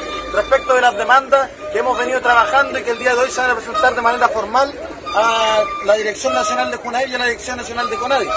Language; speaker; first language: Spanish; native; Spanish